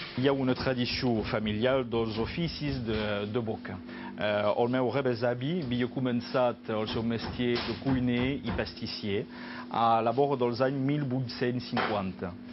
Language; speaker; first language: Catalan; non-native, local second language; French